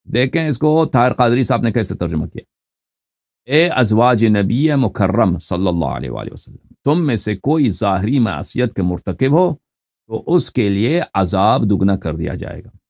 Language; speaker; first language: Urdu; non-native, fluent; Persian